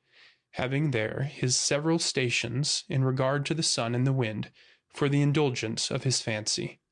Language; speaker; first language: English; native; English